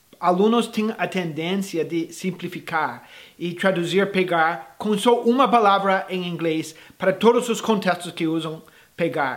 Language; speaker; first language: Portuguese; non-native, fluent; English